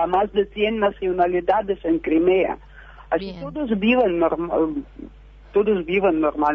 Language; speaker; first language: Spanish; non-native, fluent; Russian